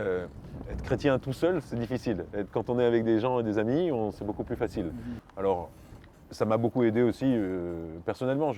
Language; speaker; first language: French; native; French